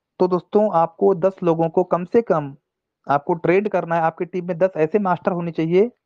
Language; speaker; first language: Hindi; non-native, local second language; Telugu